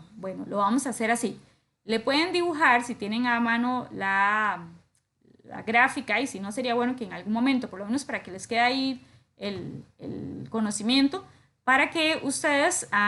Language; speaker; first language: Spanish; native; Spanish